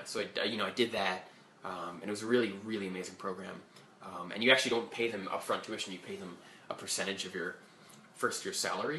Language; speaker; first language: English; native; English